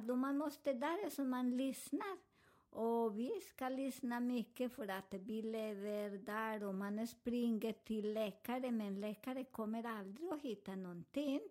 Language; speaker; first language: Swedish; non-native, fluent; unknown